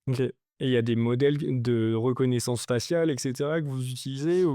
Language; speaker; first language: French; native; French